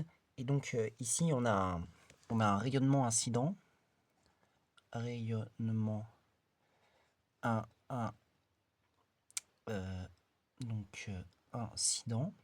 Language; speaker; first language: French; native; French